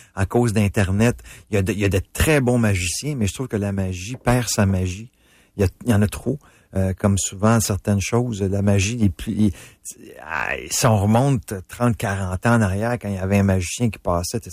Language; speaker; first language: French; native; French